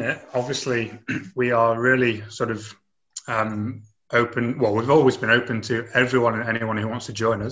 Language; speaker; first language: English; native; English